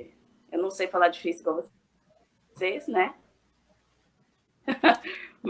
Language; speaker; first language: Portuguese; early bilingual, heritage; Portuguese